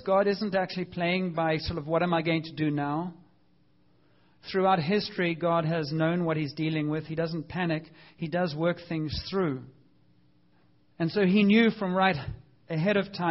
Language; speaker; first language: English; native; English